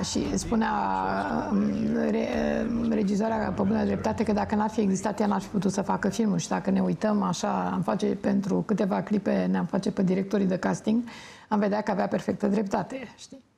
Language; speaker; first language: Romanian; native; Romanian